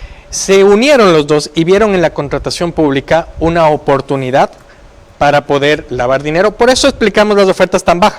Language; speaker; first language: Spanish; native; Spanish